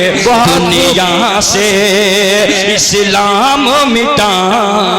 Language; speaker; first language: Hindi; native; Hindi